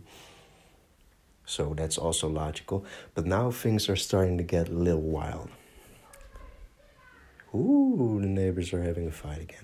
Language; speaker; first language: English; non-native, fluent; Dutch